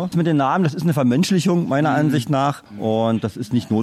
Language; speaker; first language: German; native; German